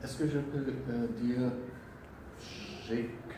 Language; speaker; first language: French; non-native, learner; English